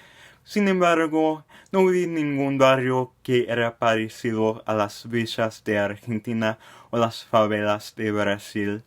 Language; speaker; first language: Spanish; non-native, fluent; English